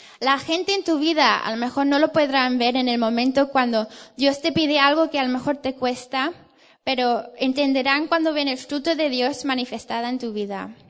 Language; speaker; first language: Spanish; non-native, fluent; English